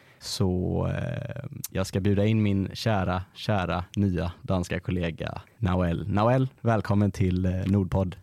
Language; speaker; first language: Swedish; native; Swedish